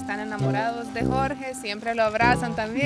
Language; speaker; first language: Spanish; non-native, fluent; Lithuanian